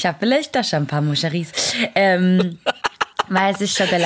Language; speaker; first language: German; native; German